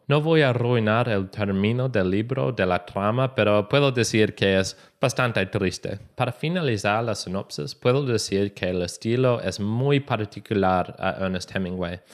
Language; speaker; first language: Spanish; non-native, learner; English